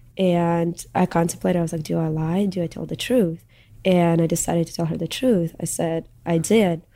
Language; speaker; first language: English; early bilingual, other home language; Russian